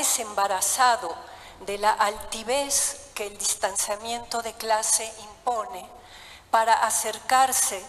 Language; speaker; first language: Spanish; native; Spanish